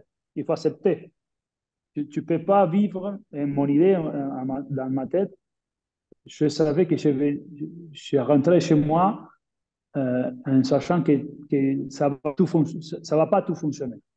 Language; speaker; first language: French; non-native, fluent; Spanish